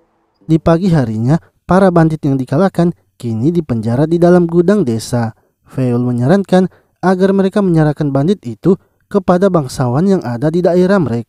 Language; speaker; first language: Indonesian; native; Indonesian